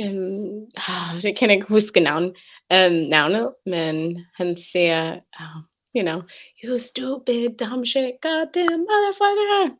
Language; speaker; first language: Danish; non-native, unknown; English